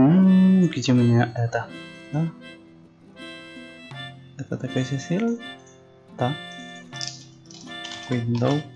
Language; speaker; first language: Russian; non-native, learner; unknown